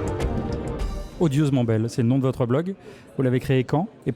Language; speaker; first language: French; native; French